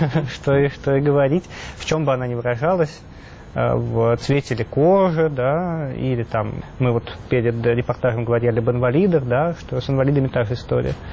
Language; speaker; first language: Russian; native; Russian